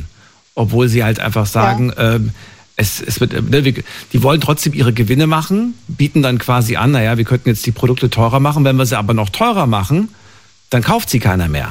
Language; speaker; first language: German; native; German